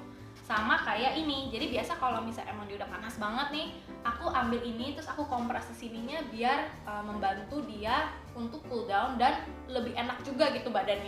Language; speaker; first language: Indonesian; native; Indonesian